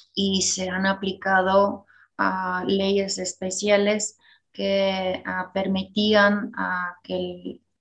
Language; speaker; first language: Spanish; non-native, fluent; Bulgarian